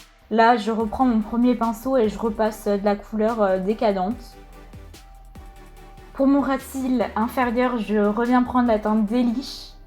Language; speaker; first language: French; native; French